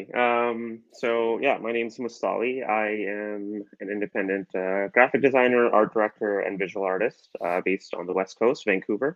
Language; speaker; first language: English; native; English